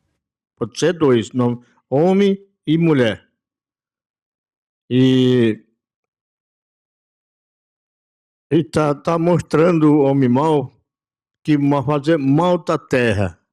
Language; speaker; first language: Portuguese; non-native, local second language; Yanomámi